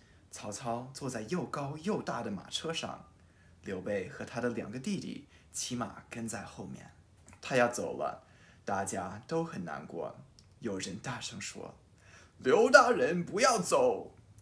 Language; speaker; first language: Chinese; early bilingual, heritage; Chinese